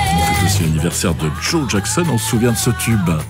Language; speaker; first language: French; native; French